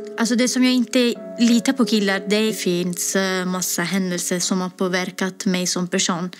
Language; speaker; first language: Swedish; non-native, fluent; Italian